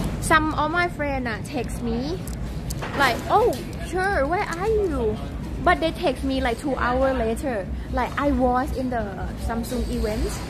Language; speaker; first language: English; non-native, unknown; Thai